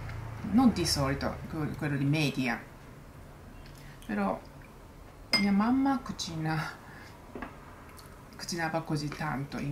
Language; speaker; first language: Italian; non-native, learner; Japanese